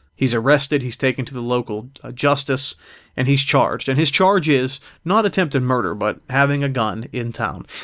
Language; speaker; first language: English; native; English